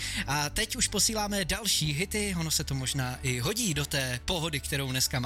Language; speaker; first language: Czech; native; Czech